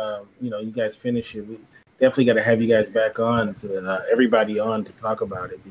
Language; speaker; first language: English; native; English